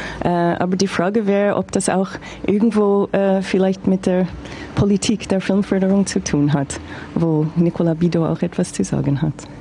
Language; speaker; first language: German; non-native, fluent; English